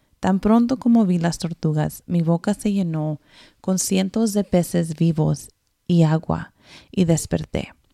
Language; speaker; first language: Spanish; early bilingual, heritage; Spanish